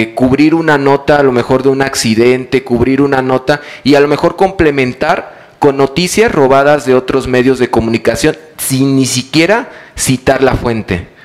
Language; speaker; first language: Spanish; native; Spanish